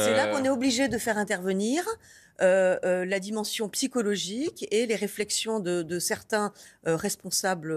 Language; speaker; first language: French; native; French